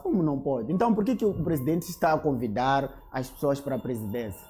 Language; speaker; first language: Portuguese; native; Portuguese